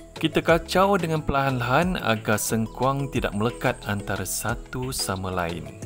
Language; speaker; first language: Malay; native; Malay